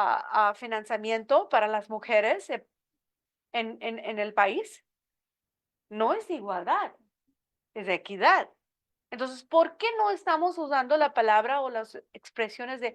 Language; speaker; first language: Spanish; non-native, learner; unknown